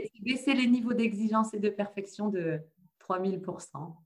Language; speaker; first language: French; native; French